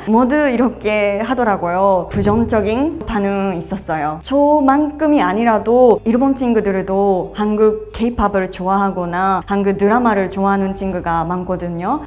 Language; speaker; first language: Korean; non-native, fluent; Japanese